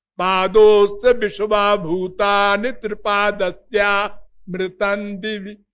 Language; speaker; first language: Hindi; native; Hindi